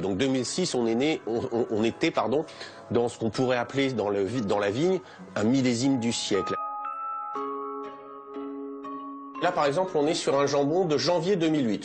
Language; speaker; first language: French; native; French